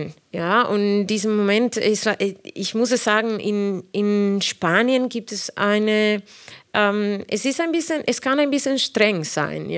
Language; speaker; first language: German; non-native, fluent; Spanish